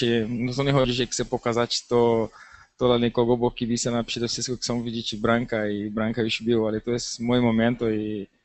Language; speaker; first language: Polish; non-native, learner; Portuguese